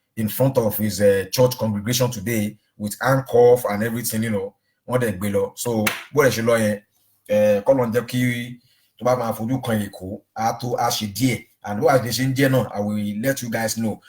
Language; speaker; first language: English; non-native, local second language; Yoruba